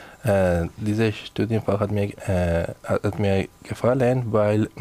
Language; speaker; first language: German; non-native, learner; Persian